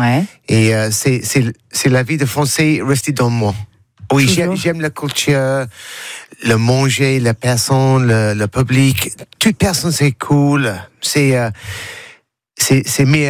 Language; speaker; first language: French; non-native, learner; English